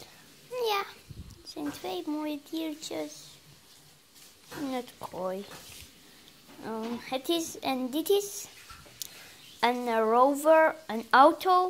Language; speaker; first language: Dutch; early bilingual, other home language; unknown